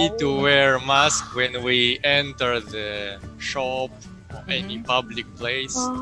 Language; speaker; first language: English; non-native, fluent; Russian